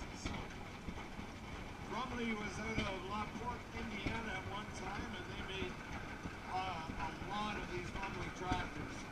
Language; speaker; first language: English; native; English